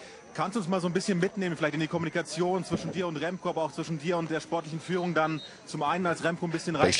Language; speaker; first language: German; native; German